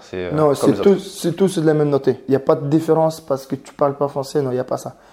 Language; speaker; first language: French; non-native, fluent; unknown